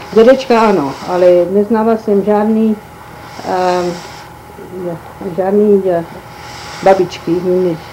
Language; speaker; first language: Czech; early bilingual, heritage; Czech